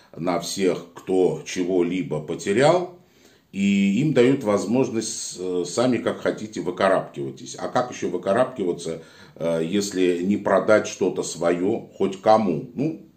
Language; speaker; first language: Russian; native; Russian